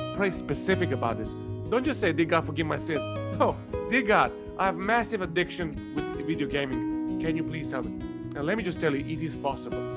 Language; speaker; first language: English; non-native, fluent; Serbian